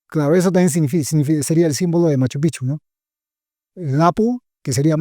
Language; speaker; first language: Spanish; native; Spanish